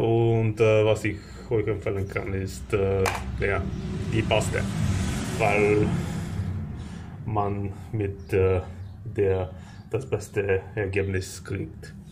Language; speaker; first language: German; non-native, fluent; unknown